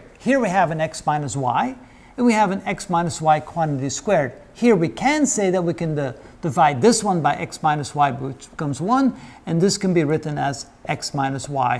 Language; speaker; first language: English; native; English